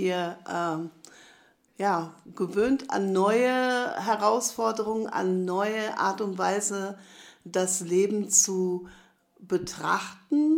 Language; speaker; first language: German; native; German